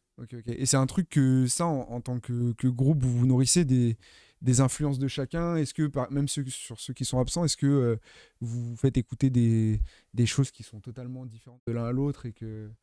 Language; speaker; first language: French; native; French